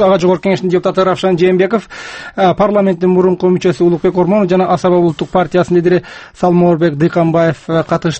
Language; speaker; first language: Kyrgyz; native; Kyrgyz